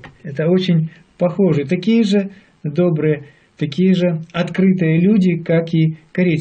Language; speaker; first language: Russian; native; Russian